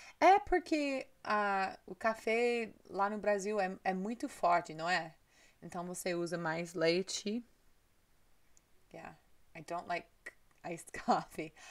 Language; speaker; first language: Portuguese; non-native, learner; English